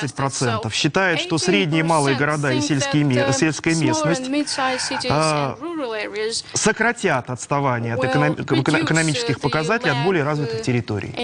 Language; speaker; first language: Russian; native; Russian